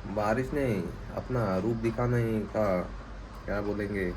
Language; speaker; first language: Hindi; non-native, local second language; Marathi